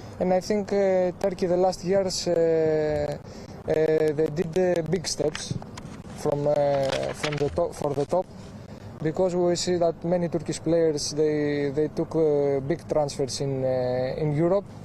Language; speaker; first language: English; non-native, fluent; Greek